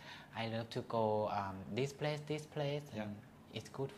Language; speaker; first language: English; non-native, learner; Thai